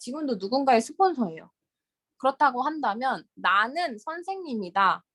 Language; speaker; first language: Korean; native; Korean